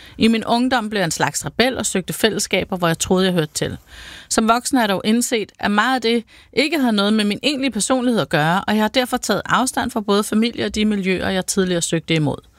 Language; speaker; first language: Danish; native; Danish